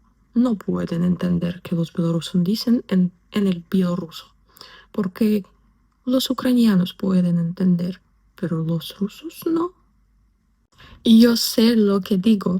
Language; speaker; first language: Spanish; non-native, fluent; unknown